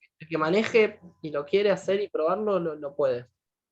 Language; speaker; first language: Spanish; native; Spanish